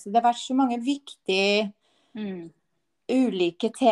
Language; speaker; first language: Norwegian; non-native, fluent; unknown